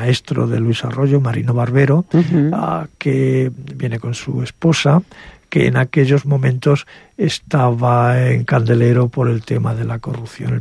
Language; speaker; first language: Spanish; native; Spanish